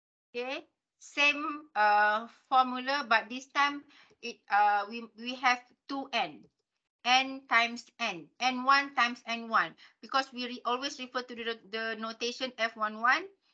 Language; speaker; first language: English; non-native, local second language; Malay